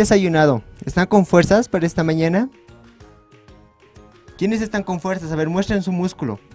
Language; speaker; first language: Spanish; native; Spanish